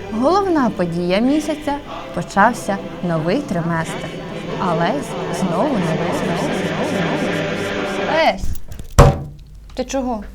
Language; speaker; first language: Ukrainian; native; Ukrainian